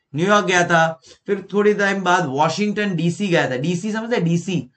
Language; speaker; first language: Hindi; native; Hindi